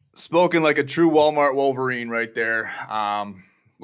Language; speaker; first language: English; native; English